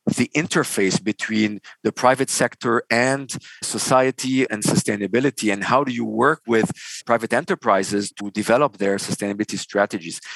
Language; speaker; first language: English; non-native, fluent; Arabic